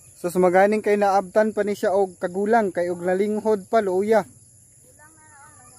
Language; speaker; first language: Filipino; non-native, local second language; Cebuano